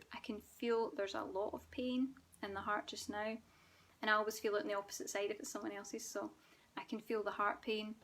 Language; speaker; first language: English; native; English